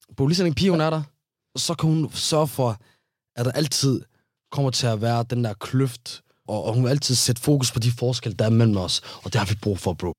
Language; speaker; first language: Danish; early bilingual, other home language; Somali